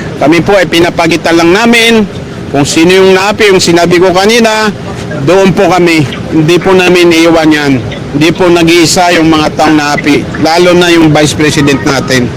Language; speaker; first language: Filipino; non-native, local second language; Maranao